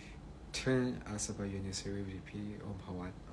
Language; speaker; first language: English; non-native, learner; Thai